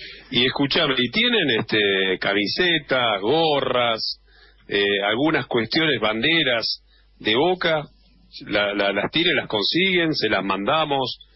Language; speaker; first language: Spanish; native; Spanish